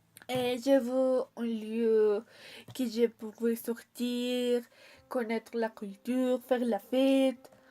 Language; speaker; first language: French; non-native, learner; Spanish